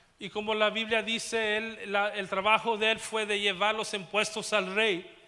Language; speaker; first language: Spanish; early bilingual, heritage; Spanish